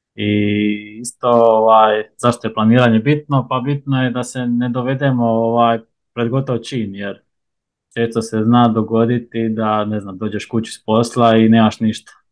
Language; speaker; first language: Croatian; native; Croatian